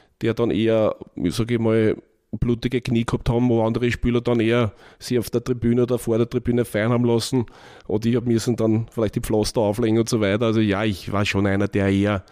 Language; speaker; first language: German; native; German